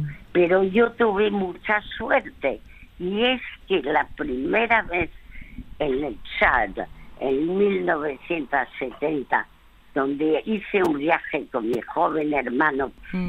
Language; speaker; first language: Spanish; early bilingual, other home language; French